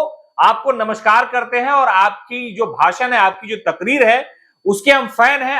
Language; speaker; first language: Hindi; native; Hindi